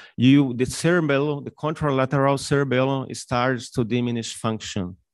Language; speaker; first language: English; non-native, fluent; Portuguese